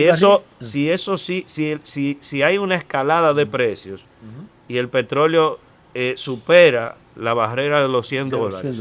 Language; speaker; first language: Spanish; native; Spanish